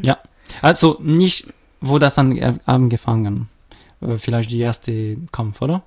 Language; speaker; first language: German; non-native, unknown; French